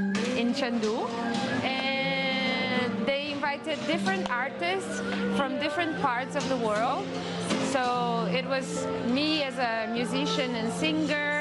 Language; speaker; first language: English; non-native, fluent; Portuguese